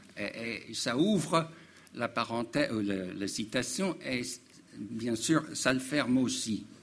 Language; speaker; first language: French; non-native, fluent; English